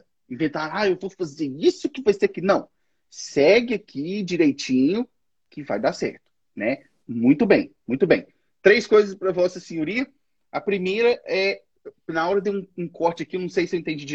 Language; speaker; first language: Portuguese; native; Portuguese